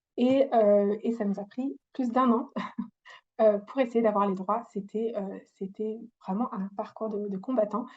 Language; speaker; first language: French; non-native, fluent; English